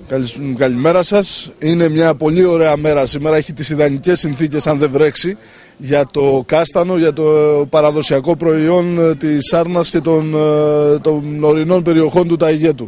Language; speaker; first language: Greek; native; Greek